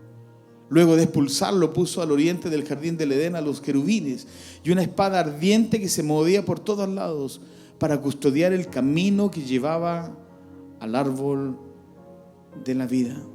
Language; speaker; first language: Spanish; native; Spanish